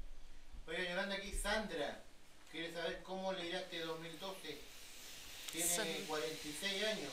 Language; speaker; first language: Spanish; native; Spanish